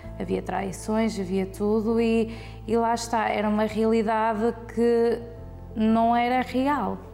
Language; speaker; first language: Portuguese; early bilingual, heritage; English